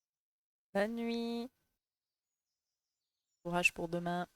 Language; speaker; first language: French; native; French